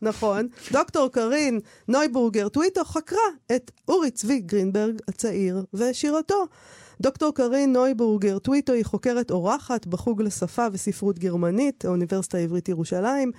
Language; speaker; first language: Hebrew; native; Hebrew